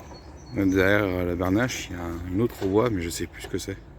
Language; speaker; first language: French; native; French